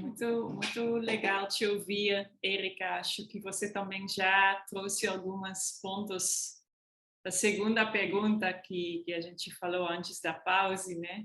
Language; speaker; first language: Portuguese; non-native, fluent; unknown